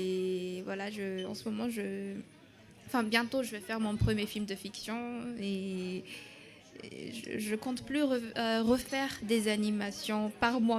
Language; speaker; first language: French; non-native, local second language; Malagasy